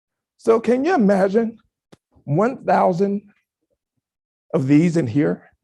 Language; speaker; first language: English; native; English